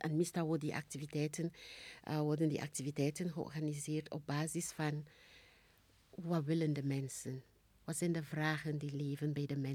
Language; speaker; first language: Dutch; non-native, fluent; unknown